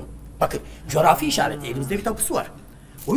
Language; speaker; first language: Turkish; native; Turkish